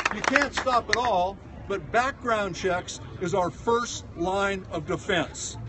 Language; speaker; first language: English; native; English